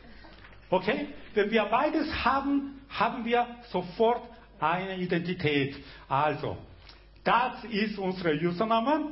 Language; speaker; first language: German; non-native, fluent; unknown